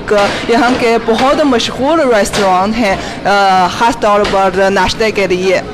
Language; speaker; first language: Hindi; non-native, fluent; Chinese